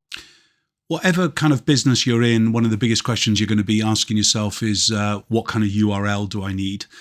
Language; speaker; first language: English; native; English